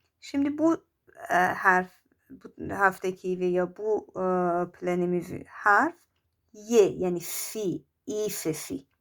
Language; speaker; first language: Turkish; non-native, fluent; Persian